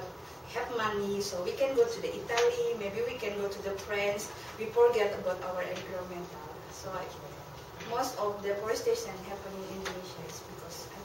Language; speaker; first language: English; non-native, learner; Indonesian